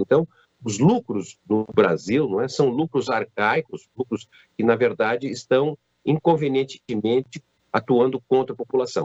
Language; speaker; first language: Portuguese; native; Portuguese